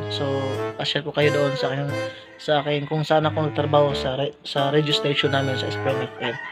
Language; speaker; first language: Filipino; non-native, local second language; Hiligaynon